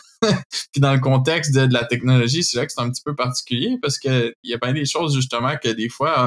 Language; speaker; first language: French; native; French